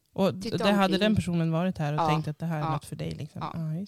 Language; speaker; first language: Swedish; native; Swedish